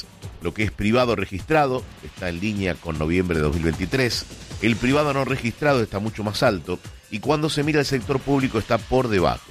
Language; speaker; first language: Spanish; native; Spanish